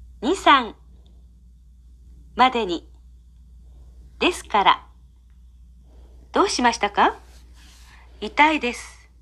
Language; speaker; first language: Japanese; non-native, fluent; Indonesian